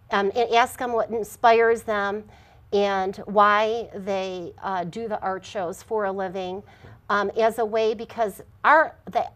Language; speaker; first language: English; native; English